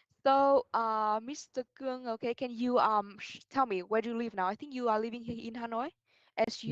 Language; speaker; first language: English; non-native, fluent; Vietnamese